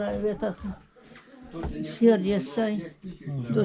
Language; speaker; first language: Russian; non-native, local second language; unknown